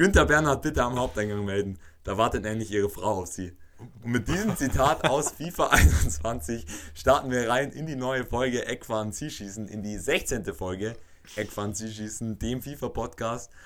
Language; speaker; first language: German; native; German